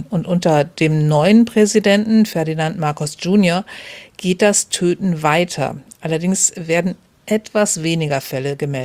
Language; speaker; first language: German; native; German